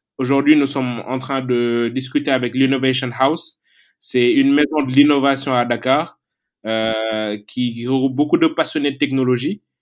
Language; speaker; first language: French; non-native, local second language; Wolof